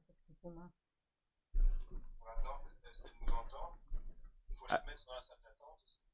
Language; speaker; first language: French; native; French